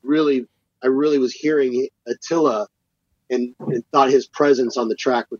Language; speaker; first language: English; native; English